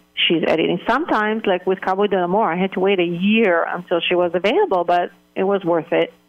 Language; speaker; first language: English; early bilingual, other home language; Hebrew